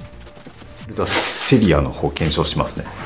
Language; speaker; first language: Japanese; native; Japanese